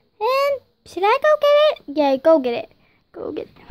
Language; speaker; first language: English; native; English